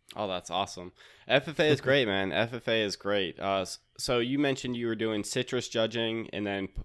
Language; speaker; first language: English; native; English